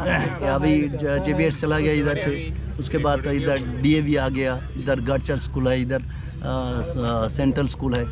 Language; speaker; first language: Hindi; non-native, local second language; Bangla